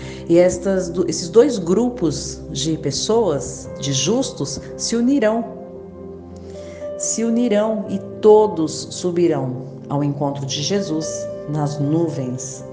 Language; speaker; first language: Portuguese; native; Portuguese